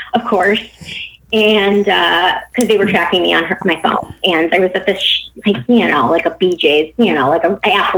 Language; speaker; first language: English; native; English